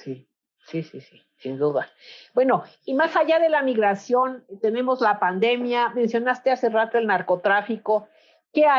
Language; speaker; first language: Spanish; native; Spanish